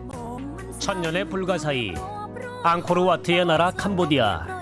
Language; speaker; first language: Korean; native; Korean